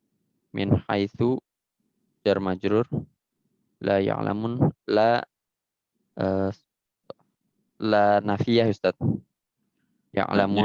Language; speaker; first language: Arabic; non-native, learner; Indonesian